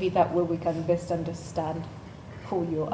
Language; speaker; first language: English; non-native, local second language; Ganda